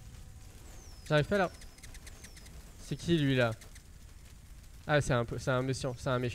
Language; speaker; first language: French; native; French